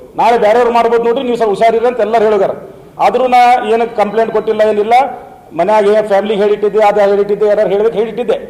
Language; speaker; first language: Kannada; non-native, local second language; Urdu